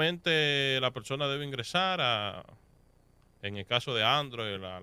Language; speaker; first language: Spanish; native; Spanish